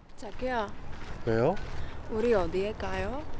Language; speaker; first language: Korean; non-native, learner; Czech